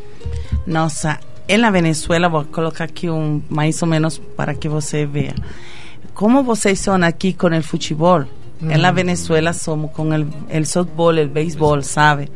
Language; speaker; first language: Portuguese; non-native, fluent; Spanish